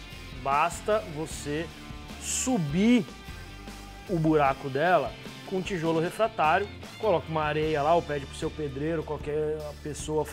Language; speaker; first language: Portuguese; native; Portuguese